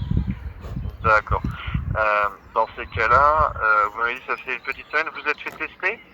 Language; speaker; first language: French; native; French